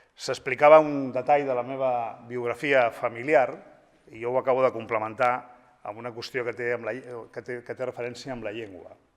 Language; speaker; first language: Catalan; native; Catalan